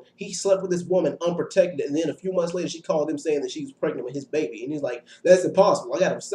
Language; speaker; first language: English; native; English